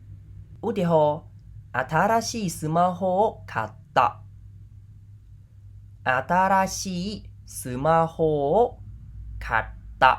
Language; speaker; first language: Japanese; non-native, fluent; Khmer